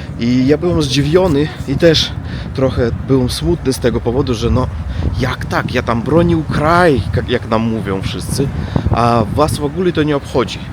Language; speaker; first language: Polish; non-native, learner; Russian